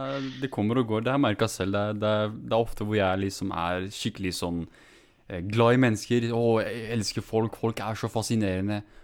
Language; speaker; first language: Norwegian; native; Norwegian